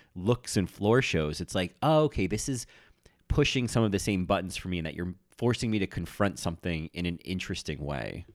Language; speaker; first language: English; native; English